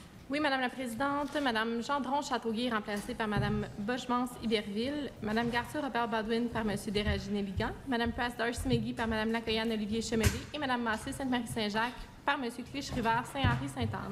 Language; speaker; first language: French; native; French